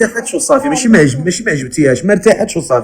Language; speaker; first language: Arabic; native; Arabic